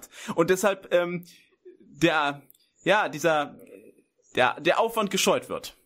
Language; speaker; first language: German; native; German